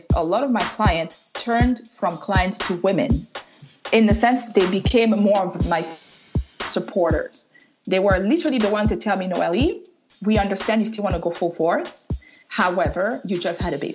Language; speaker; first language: English; non-native, fluent; French